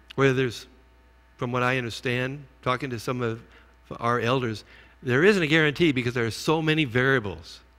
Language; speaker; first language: English; native; English